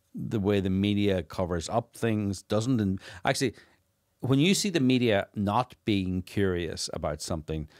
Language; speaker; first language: English; native; English